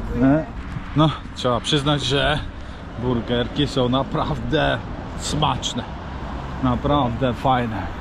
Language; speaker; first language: Polish; non-native, fluent; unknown